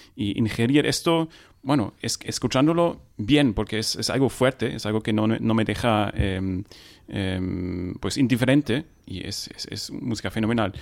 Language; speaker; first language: Spanish; non-native, fluent; German